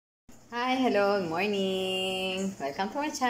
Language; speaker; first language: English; non-native, local second language; Filipino